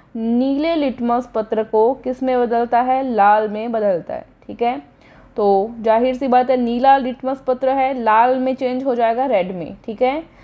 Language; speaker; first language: Hindi; native; Hindi